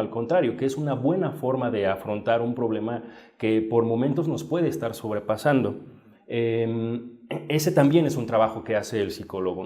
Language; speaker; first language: Spanish; native; Spanish